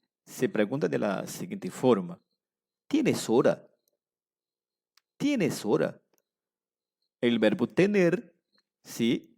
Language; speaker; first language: Spanish; non-native, fluent; Portuguese